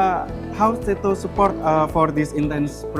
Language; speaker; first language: English; non-native, learner; Indonesian